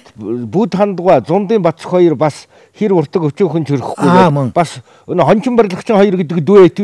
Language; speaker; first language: Mongolian; native; Mongolian